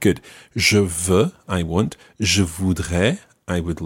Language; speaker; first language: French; non-native, fluent; English